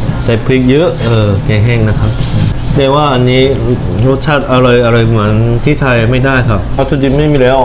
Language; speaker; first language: Thai; non-native, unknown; Korean